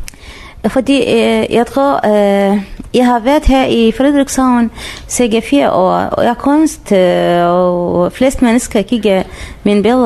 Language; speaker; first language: Danish; non-native, learner; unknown